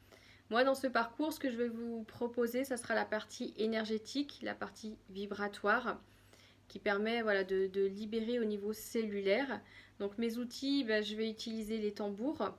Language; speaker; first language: French; native; French